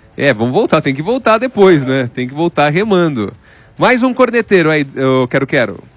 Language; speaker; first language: Portuguese; native; Portuguese